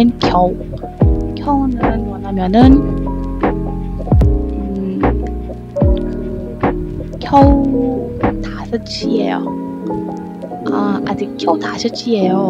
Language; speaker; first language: Korean; non-native, learner; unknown